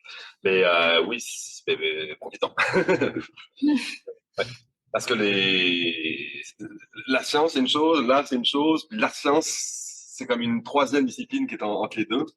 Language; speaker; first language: French; native; French